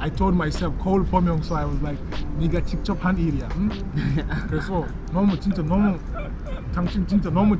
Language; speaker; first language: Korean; non-native, learner; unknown